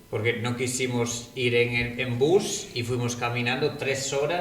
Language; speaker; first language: Spanish; native; Spanish